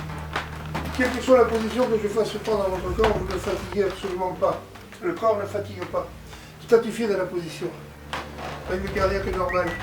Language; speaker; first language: French; native; French